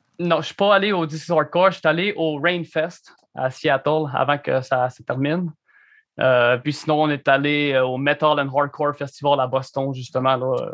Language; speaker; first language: French; native; French